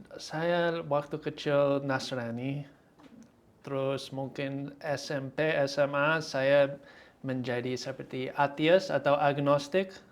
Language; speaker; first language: Indonesian; non-native, fluent; English